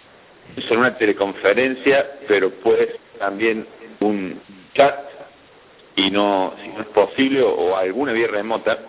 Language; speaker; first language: Spanish; native; Spanish